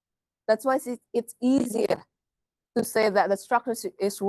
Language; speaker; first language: English; non-native, fluent; Indonesian